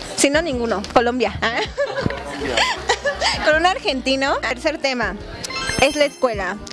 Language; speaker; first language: Spanish; native; Spanish